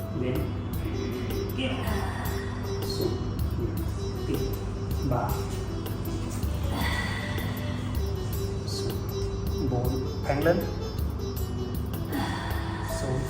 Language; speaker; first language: Vietnamese; non-native, learner; Hindi